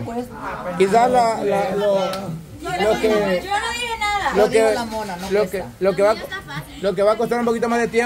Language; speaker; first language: Spanish; native; Spanish